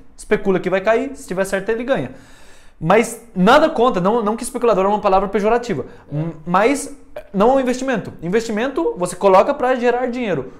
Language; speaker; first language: Portuguese; early bilingual, heritage; Portuguese